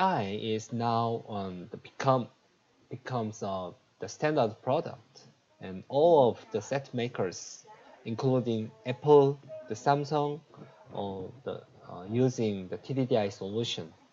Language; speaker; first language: English; non-native, learner; Korean